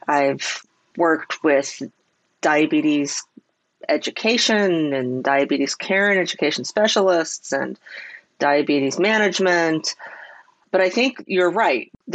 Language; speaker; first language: English; native; English